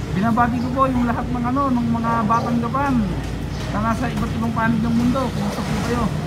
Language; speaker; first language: Filipino; native; Filipino